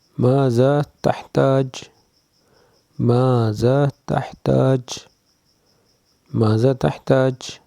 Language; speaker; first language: Arabic; non-native, fluent; Urdu